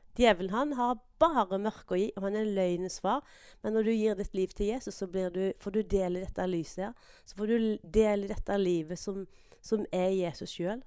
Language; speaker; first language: Norwegian; native; Norwegian